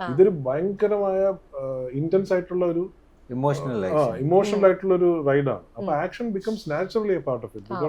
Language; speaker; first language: Malayalam; native; Malayalam